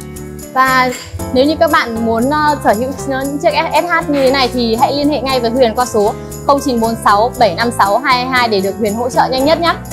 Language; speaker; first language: Vietnamese; native; Vietnamese